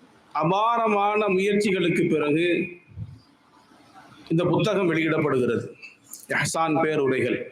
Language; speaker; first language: Tamil; native; Tamil